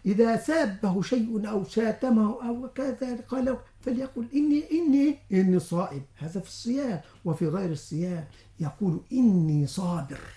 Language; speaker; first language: Arabic; native; Arabic